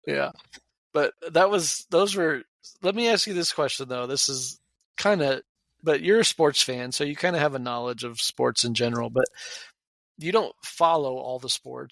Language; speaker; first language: English; native; English